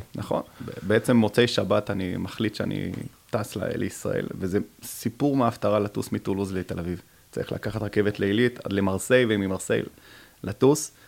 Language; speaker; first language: Hebrew; early bilingual, other home language; French